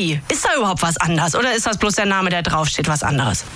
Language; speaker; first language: German; native; German